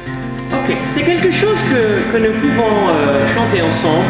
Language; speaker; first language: French; non-native, learner; English